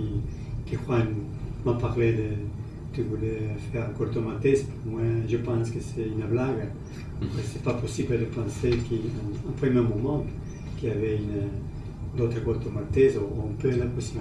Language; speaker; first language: French; non-native, learner; Spanish